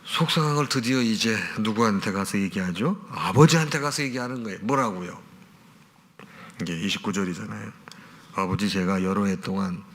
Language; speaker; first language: Korean; native; Korean